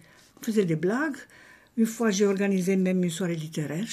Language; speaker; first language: French; non-native, fluent; Romanian